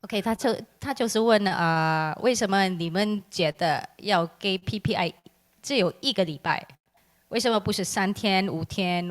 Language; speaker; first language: Chinese; non-native, learner; English